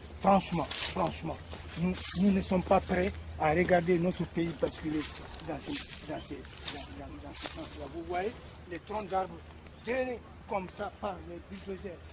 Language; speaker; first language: French; non-native, local second language; Bambara